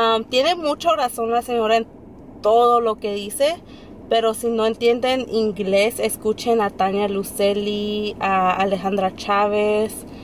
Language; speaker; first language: Spanish; early bilingual, heritage; Spanish